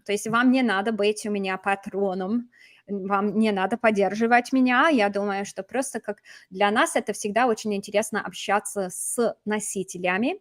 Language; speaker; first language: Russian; non-native, fluent; English